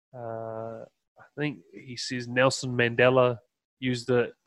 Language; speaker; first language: English; native; English